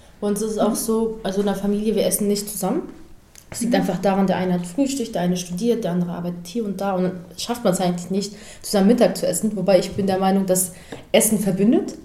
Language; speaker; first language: German; early bilingual, other home language; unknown